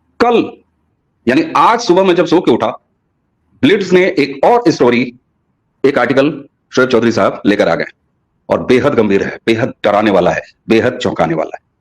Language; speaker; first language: Hindi; native; Hindi